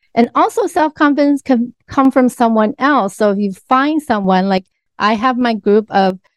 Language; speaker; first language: English; early bilingual, other home language; Chinese